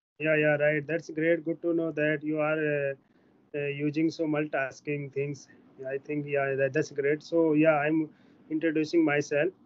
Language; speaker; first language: English; non-native, learner; Hindi